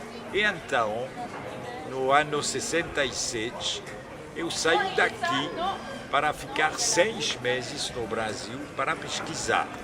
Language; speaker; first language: Portuguese; non-native, fluent; French